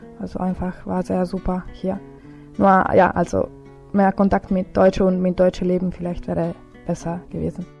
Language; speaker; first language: German; non-native, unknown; Italian